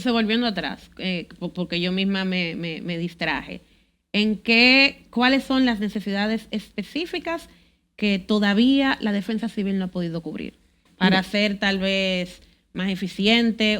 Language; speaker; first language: Spanish; native; Spanish